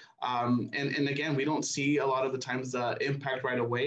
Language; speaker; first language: English; early bilingual, other home language; Spanish